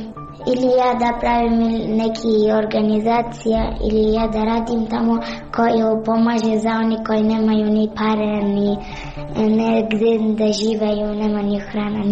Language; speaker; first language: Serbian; non-native, learner; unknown